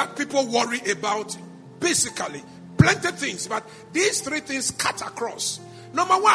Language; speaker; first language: English; non-native, local second language; Akan